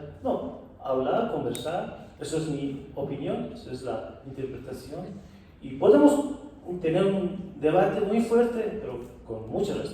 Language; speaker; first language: Spanish; non-native, fluent; Persian